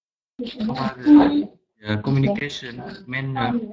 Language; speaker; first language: English; non-native, learner; Vietnamese